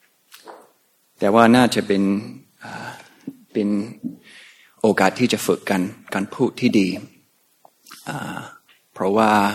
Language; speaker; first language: Thai; non-native, fluent; English